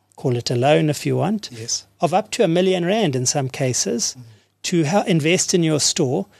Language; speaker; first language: English; native; English